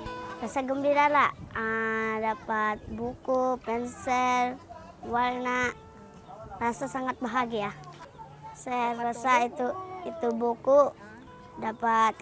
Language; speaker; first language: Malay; early bilingual, other home language; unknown